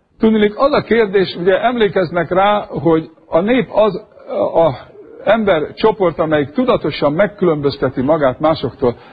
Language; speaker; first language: Hungarian; native; Hungarian